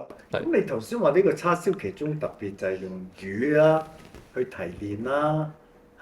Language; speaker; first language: Cantonese; native; Cantonese